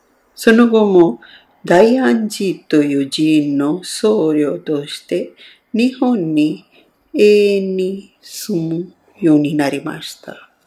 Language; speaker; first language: Japanese; non-native, fluent; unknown